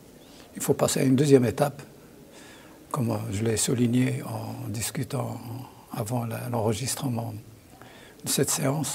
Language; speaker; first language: French; non-native, local second language; Arabic